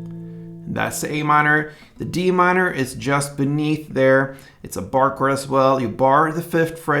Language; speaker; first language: English; non-native, fluent; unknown